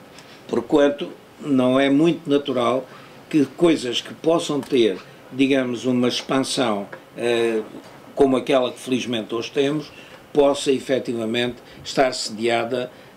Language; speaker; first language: Portuguese; native; Portuguese